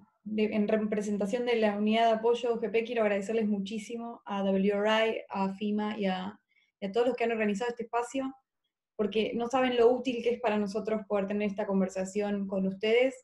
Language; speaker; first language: Spanish; native; Spanish